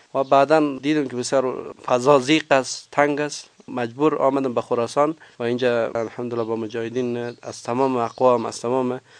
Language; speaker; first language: Persian; native; Persian